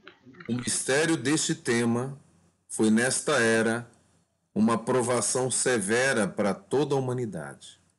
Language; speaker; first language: Portuguese; native; Portuguese